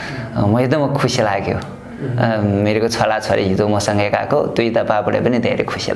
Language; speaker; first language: Nepali; non-native, learner; Chinese